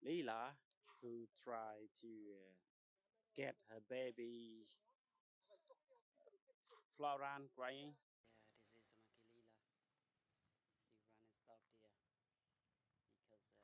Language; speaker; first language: English; non-native, learner; Khmer